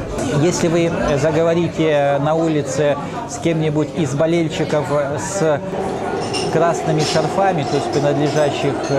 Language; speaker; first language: Russian; native; Russian